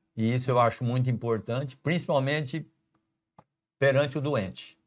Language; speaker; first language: Portuguese; native; Portuguese